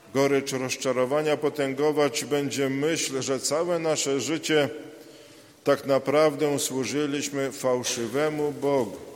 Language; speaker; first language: Polish; native; Polish